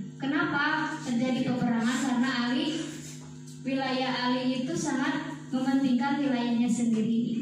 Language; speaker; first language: Indonesian; native; Indonesian